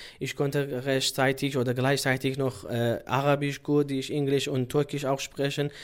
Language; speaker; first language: German; non-native, fluent; Central Kurdish